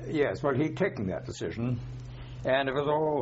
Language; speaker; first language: English; native; English